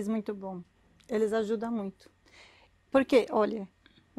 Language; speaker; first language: Portuguese; non-native, learner; Arabic